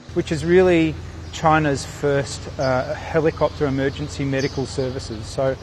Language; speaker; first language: English; native; English